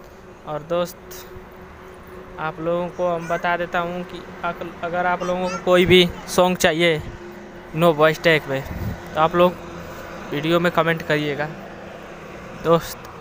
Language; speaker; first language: Hindi; non-native, local second language; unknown